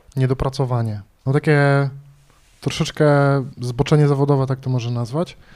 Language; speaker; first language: Polish; native; Polish